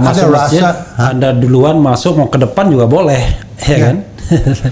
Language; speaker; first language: Indonesian; native; Indonesian